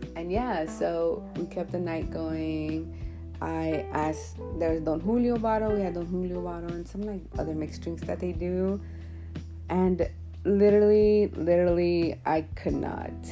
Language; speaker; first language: English; early bilingual, other home language; Spanish